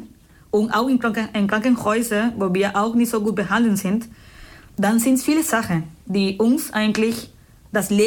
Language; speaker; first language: German; non-native, fluent; Spanish